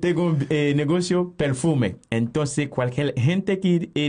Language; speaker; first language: Spanish; non-native, learner; Haitian Creole